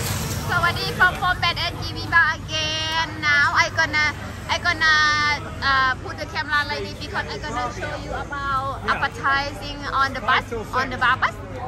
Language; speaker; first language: English; non-native, learner; Thai